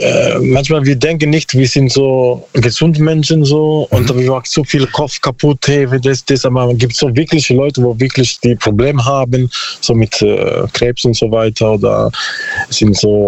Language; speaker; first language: German; non-native, learner; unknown